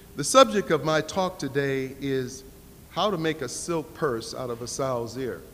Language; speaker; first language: English; native; English